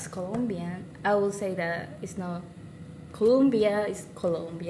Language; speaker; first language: English; non-native, learner; Spanish